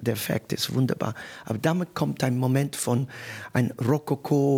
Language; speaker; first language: German; non-native, fluent; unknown